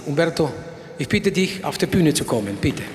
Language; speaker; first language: German; non-native, learner; Spanish